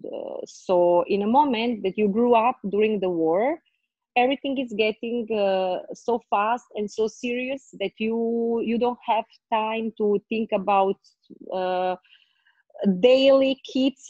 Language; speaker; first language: English; non-native, learner; Croatian